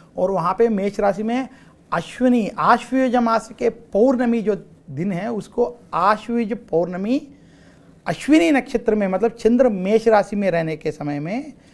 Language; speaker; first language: Hindi; non-native, local second language; Telugu